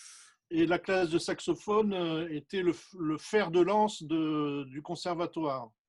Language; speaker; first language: French; native; French